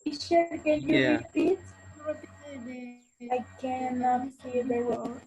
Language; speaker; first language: English; non-native, learner; Spanish